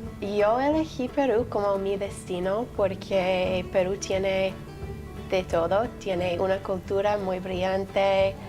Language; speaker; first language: Spanish; non-native, learner; English